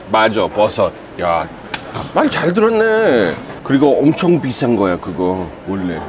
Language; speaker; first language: Korean; non-native, fluent; English